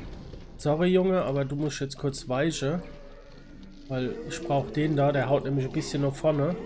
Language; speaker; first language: German; native; German